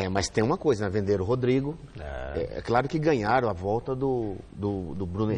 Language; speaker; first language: Portuguese; native; Portuguese